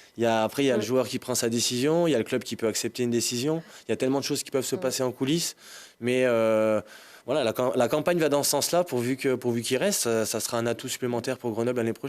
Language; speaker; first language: French; native; French